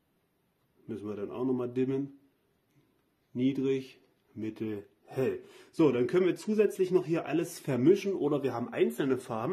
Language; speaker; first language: German; native; German